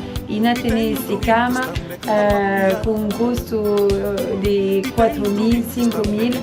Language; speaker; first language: Portuguese; non-native, local second language; Upper Guinea Crioulo